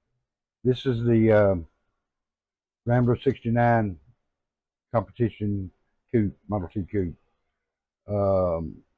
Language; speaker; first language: English; native; English